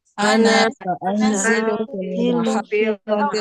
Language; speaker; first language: Arabic; non-native, learner; Indonesian